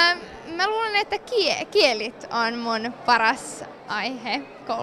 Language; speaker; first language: Finnish; non-native, local second language; Swedish